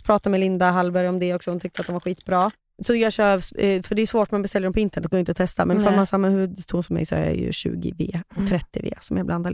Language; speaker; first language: Swedish; native; Swedish